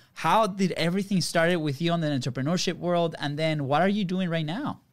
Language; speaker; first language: English; non-native, fluent; Spanish